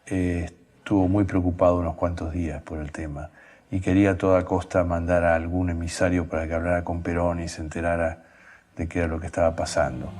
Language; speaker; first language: Spanish; native; Spanish